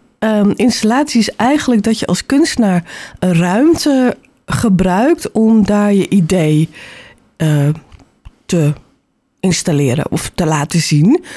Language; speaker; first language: Dutch; native; Dutch